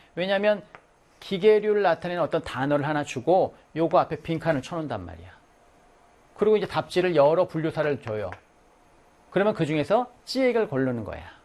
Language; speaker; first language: Korean; native; Korean